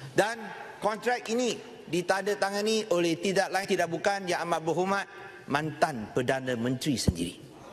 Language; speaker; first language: Malay; non-native, local second language; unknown